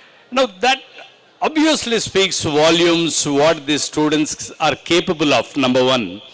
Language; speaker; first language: English; non-native, local second language; Telugu